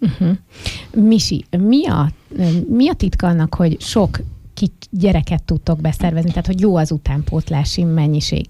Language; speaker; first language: Hungarian; native; Hungarian